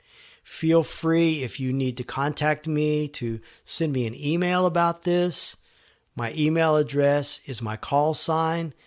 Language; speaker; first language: English; native; English